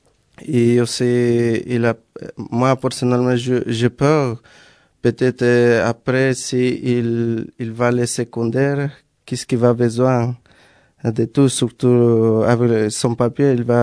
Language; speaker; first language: French; non-native, learner; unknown